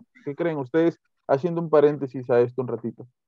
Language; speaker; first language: Spanish; native; Spanish